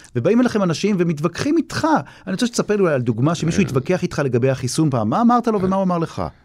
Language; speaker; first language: Hebrew; native; Hebrew